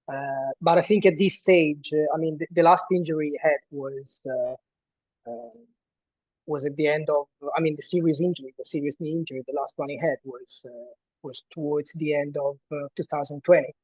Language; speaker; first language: English; non-native, fluent; Italian